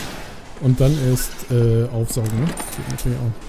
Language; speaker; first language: German; native; German